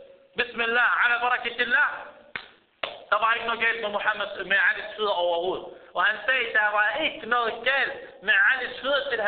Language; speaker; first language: Danish; early bilingual, other home language; Arabic